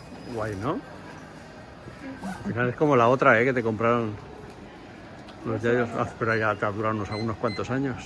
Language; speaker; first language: Spanish; native; Spanish